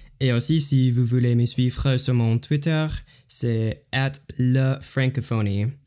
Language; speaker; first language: French; non-native, learner; English